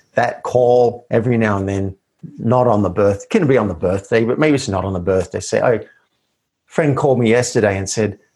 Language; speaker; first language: English; native; English